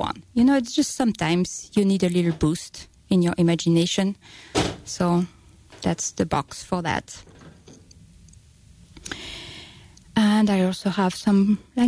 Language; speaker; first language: English; non-native, fluent; French